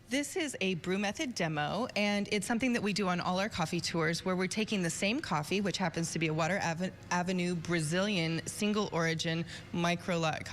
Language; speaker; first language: English; native; English